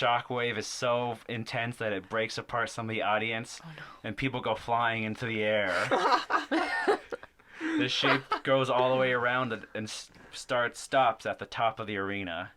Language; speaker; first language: English; native; English